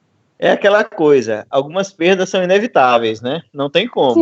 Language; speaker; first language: Portuguese; native; Portuguese